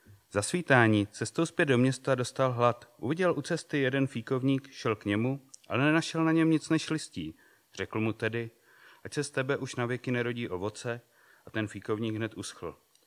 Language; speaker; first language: Czech; native; Czech